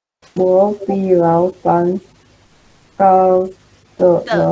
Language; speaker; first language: Chinese; non-native, learner; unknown